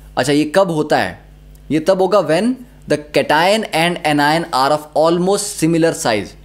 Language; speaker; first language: Hindi; native; Hindi